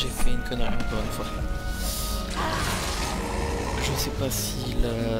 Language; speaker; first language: French; native; French